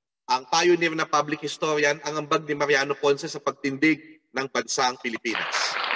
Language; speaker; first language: Filipino; native; Filipino